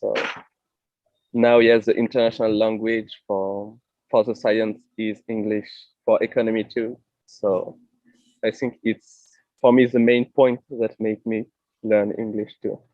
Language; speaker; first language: English; non-native, fluent; French